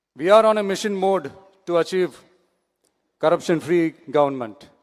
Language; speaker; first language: English; non-native, local second language; Tamil